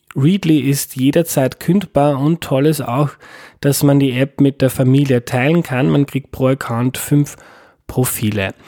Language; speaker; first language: German; native; German